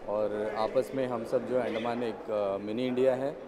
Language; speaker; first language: Hindi; native; Hindi